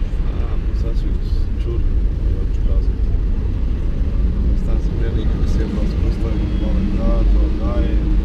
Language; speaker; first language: Latvian; native; Latvian